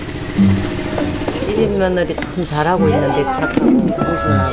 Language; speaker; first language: Korean; native; Korean